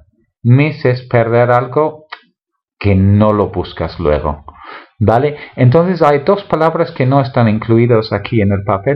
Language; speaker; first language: Spanish; non-native, fluent; English